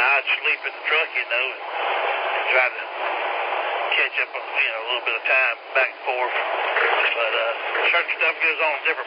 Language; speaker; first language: English; native; English